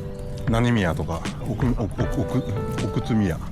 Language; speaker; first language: Japanese; native; Japanese